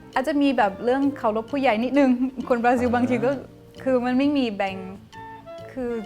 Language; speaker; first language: Thai; non-native, fluent; Portuguese